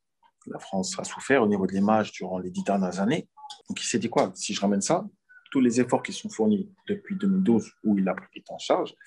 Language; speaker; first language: French; native; French